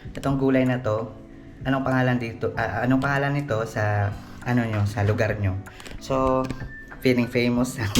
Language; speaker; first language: Filipino; non-native, local second language; Waray